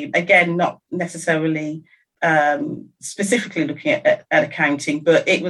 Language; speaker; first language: English; native; English